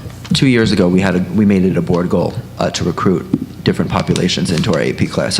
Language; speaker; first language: English; native; English